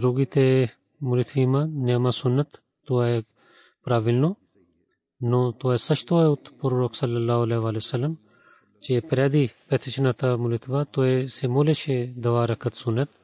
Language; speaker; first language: Bulgarian; non-native, learner; Urdu